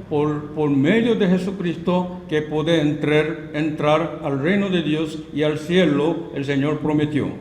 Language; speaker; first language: Spanish; non-native, fluent; Korean